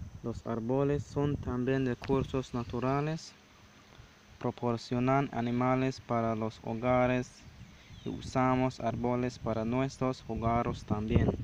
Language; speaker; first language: Spanish; non-native, learner; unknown